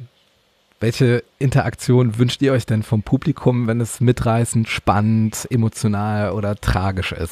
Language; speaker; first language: German; native; German